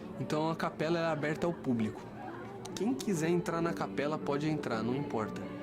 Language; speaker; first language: Portuguese; native; Portuguese